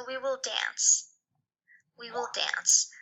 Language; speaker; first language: English; non-native, fluent; French